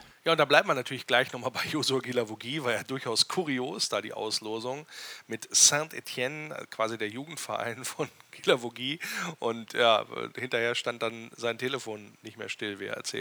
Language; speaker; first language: German; native; German